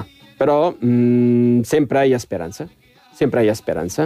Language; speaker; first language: Catalan; non-native, fluent; Riffian